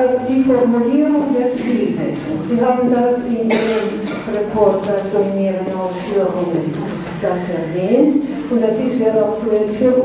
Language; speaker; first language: German; non-native, fluent; Armenian